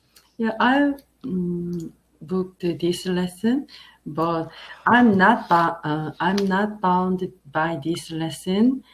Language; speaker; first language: English; non-native, learner; Korean